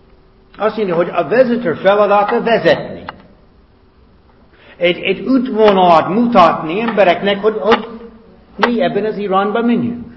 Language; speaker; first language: Hungarian; non-native, fluent; English